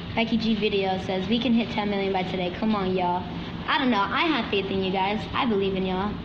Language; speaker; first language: English; early bilingual, other home language; Spanish